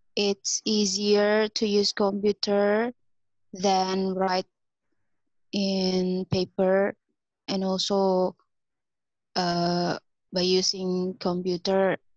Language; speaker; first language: English; non-native, fluent; Indonesian